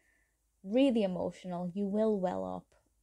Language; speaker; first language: English; native; English